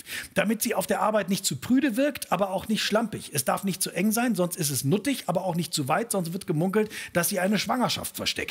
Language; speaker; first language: German; native; German